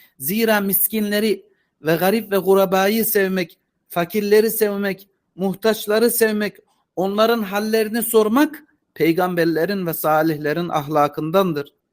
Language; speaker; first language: Turkish; native; Turkish